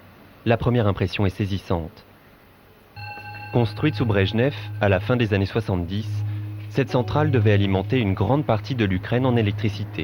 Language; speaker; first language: French; native; French